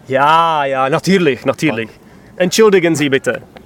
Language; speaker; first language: German; non-native, learner; Czech